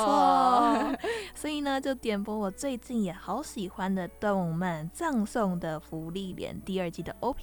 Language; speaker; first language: Chinese; native; Chinese